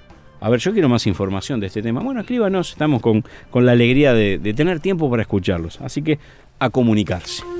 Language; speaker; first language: Spanish; native; Spanish